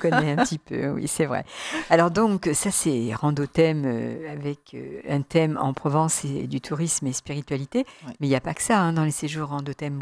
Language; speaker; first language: French; native; French